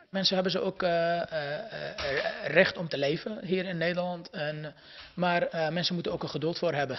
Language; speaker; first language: Dutch; non-native, fluent; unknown